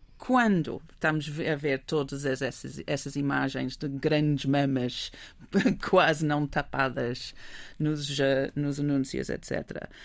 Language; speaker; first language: Portuguese; non-native, fluent; English